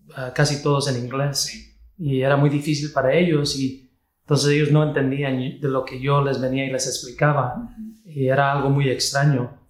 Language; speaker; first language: Spanish; early bilingual, heritage; Spanish